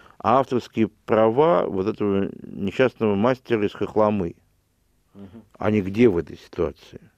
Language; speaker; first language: Russian; native; Russian